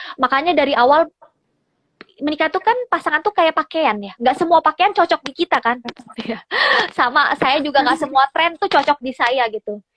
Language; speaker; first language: Indonesian; native; Indonesian